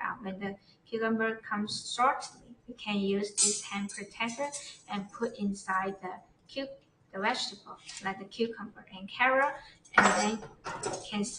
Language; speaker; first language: English; non-native, learner; Chinese